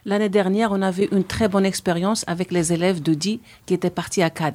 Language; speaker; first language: French; non-native, fluent; Spanish